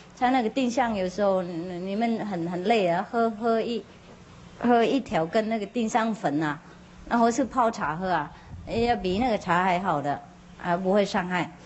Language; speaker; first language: Chinese; non-native, fluent; Vietnamese